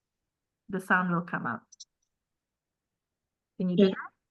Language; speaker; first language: English; non-native, local second language; Malay